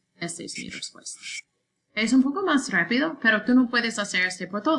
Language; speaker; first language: Spanish; non-native, learner; English